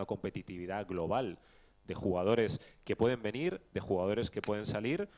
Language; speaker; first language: Spanish; native; Spanish